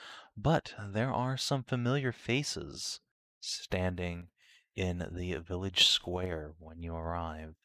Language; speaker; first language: English; native; English